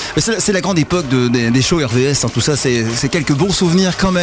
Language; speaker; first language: French; native; French